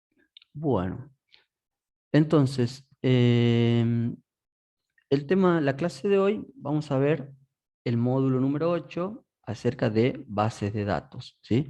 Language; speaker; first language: Spanish; native; Spanish